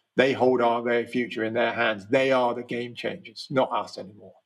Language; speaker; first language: English; native; English